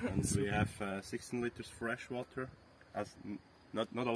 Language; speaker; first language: English; non-native, learner; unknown